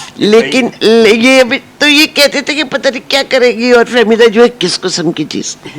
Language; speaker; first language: Urdu; native; Urdu